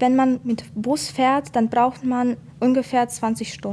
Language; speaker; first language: German; non-native, fluent; Ukrainian